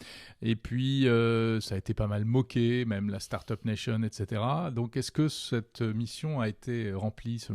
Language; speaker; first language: French; native; French